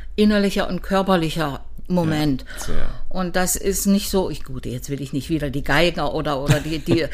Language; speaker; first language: German; native; German